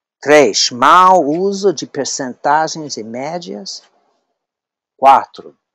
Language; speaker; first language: Portuguese; non-native, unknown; English